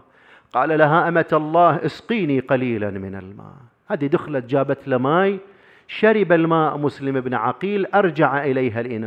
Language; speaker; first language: Arabic; native; Arabic